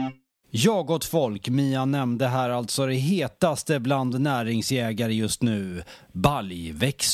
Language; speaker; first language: Swedish; native; Swedish